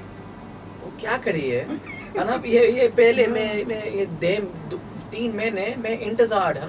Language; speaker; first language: Hindi; non-native, learner; English